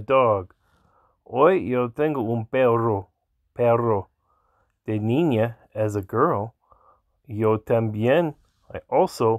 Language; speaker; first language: Spanish; non-native, learner; English